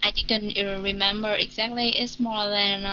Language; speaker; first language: English; non-native, learner; Vietnamese